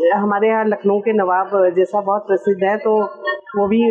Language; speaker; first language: Hindi; native; Hindi